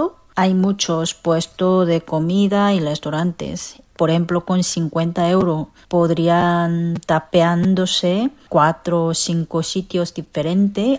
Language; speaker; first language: Spanish; non-native, fluent; Korean